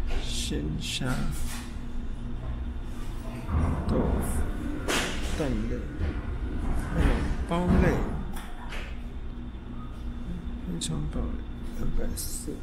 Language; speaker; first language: Chinese; native; Chinese